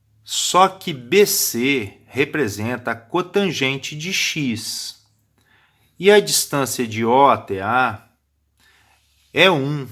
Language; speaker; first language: Portuguese; native; Portuguese